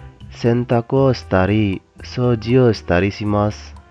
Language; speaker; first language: Japanese; non-native, fluent; Indonesian